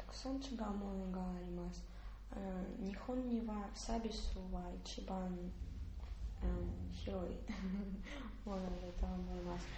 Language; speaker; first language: Japanese; non-native, learner; Russian